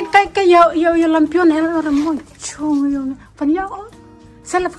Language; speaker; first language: Dutch; non-native, learner; Indonesian